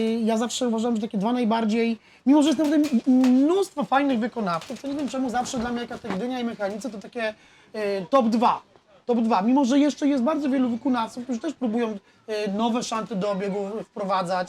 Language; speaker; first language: Polish; native; Polish